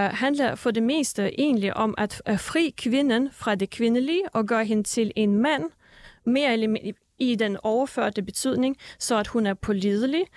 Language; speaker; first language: Danish; early bilingual, other home language; Russian